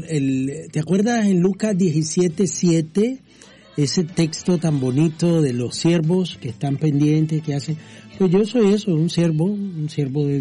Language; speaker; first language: Spanish; native; Spanish